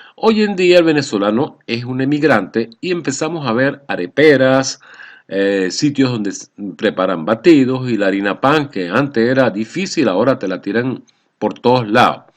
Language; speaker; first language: Spanish; native; Spanish